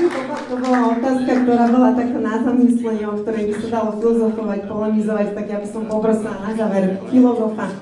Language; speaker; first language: Slovak; native; Slovak